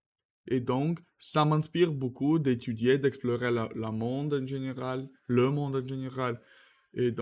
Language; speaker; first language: French; non-native, learner; Russian